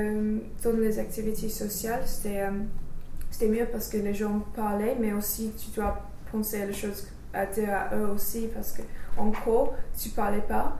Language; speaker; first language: French; non-native, learner; English